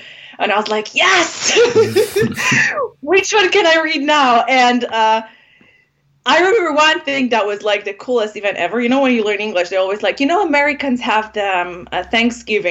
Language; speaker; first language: English; non-native, fluent; Polish